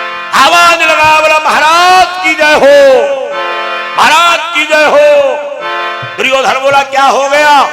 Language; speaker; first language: Hindi; native; Hindi